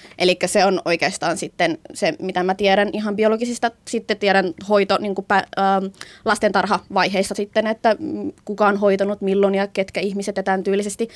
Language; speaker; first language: Finnish; native; Finnish